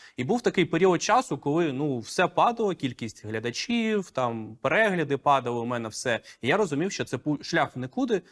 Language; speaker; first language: Ukrainian; non-native, local second language; Russian